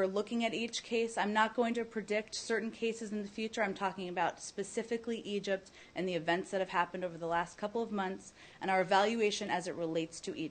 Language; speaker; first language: English; native; English